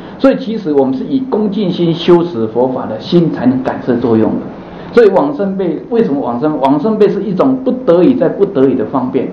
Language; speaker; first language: Chinese; native; Chinese